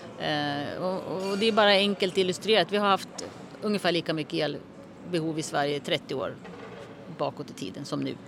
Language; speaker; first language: Swedish; native; Swedish